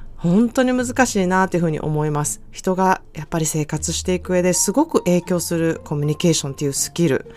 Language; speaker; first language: Japanese; native; Japanese